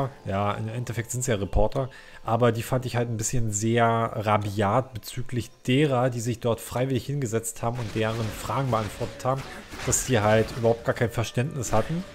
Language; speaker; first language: German; native; German